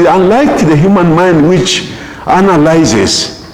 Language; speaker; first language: English; non-native, local second language; Swahili